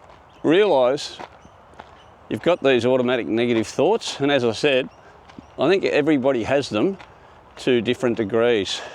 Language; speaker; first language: English; native; English